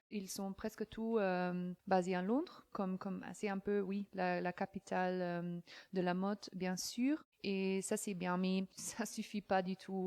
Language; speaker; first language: French; non-native, fluent; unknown